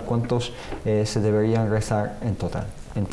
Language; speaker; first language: Spanish; native; Spanish